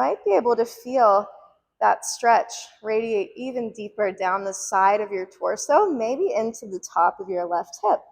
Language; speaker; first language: English; native; English